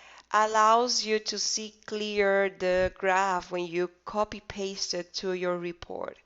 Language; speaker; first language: English; non-native, fluent; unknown